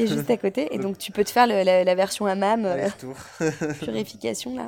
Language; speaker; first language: French; native; French